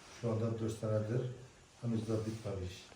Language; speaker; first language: Turkish; non-native, local second language; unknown